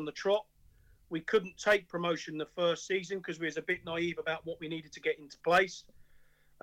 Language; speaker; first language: English; native; English